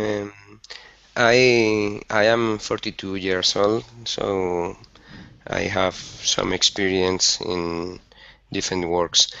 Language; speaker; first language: English; non-native, learner; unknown